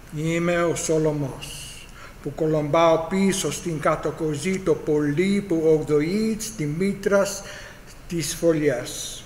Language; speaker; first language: Greek; non-native, learner; English